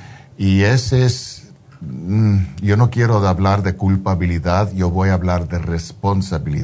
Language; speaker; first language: Spanish; early bilingual, heritage; Spanish